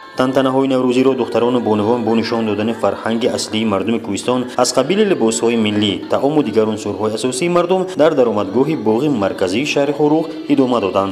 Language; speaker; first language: Persian; non-native, local second language; Shughni